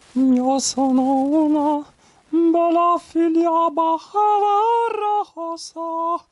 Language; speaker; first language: Italian; non-native, learner; German